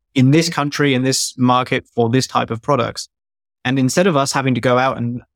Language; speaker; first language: English; native; English